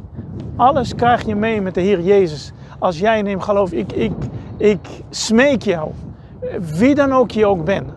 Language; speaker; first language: Dutch; non-native, fluent; Hebrew